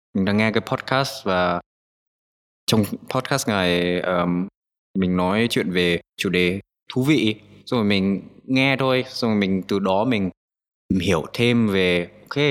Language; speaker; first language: Vietnamese; early bilingual, other home language; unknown